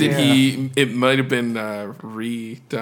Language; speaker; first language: English; native; English